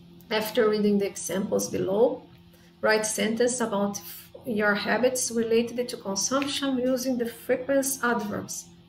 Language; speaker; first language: English; non-native, fluent; Portuguese